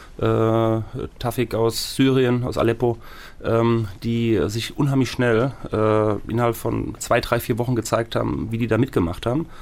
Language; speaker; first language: German; native; German